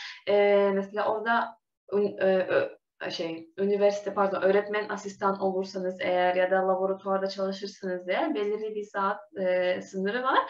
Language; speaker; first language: Turkish; non-native, fluent; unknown